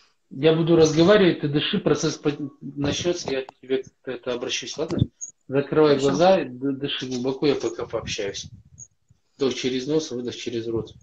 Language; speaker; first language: Russian; native; Russian